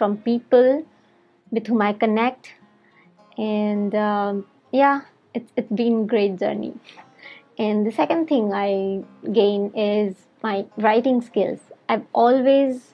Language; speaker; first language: English; non-native, local second language; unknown